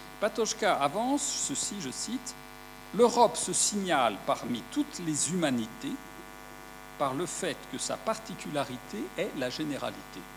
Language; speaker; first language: French; native; French